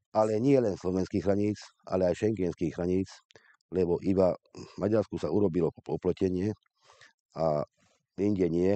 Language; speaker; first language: Slovak; non-native, local second language; Hungarian